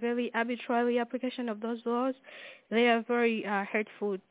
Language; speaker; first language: English; non-native, local second language; Nyanja